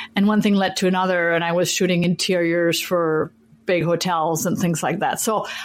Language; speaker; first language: English; non-native, fluent; French